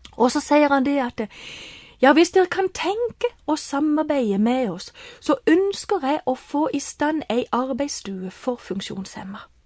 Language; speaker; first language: Norwegian; native; Norwegian